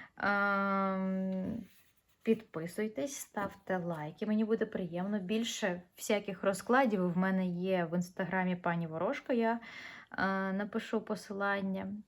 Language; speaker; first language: Ukrainian; non-native, local second language; Russian